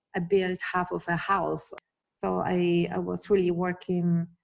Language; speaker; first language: English; non-native, fluent; Italian